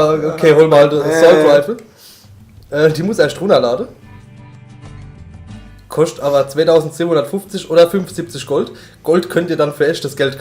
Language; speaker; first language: German; native; German